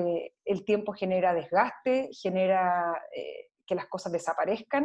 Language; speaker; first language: Spanish; native; Spanish